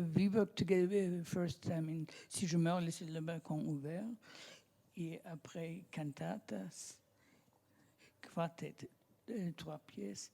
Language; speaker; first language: French; non-native, learner; German